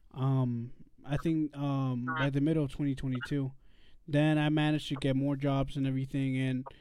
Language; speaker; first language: English; early bilingual, other home language; Spanish